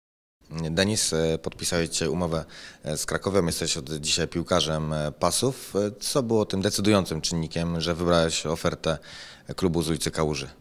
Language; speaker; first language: Polish; native; Polish